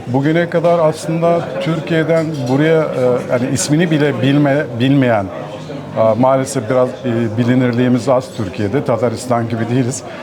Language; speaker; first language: Turkish; native; Turkish